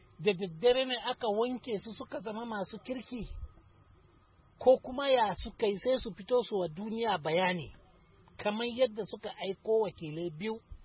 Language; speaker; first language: Hausa; non-native, local second language; Fula